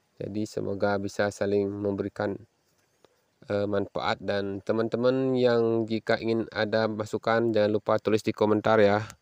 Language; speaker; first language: Indonesian; non-native, local second language; Balinese